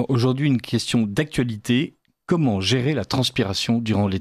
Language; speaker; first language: French; native; French